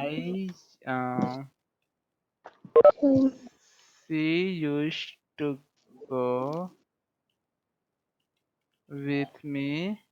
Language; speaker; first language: English; non-native, local second language; Hindi